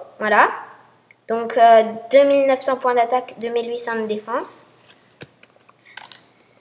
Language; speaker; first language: French; native; French